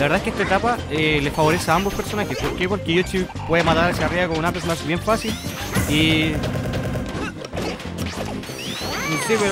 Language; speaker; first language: Spanish; native; Spanish